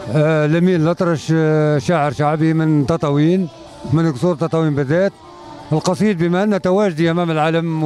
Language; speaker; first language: Arabic; native; Arabic